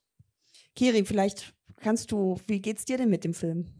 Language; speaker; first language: German; native; German